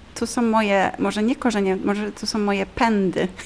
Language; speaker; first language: Polish; native; Polish